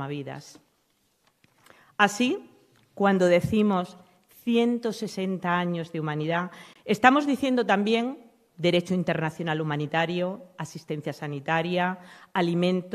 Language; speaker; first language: Spanish; native; Spanish